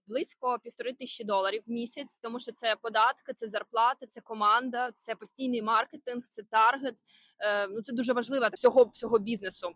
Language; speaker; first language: Ukrainian; non-native, local second language; Russian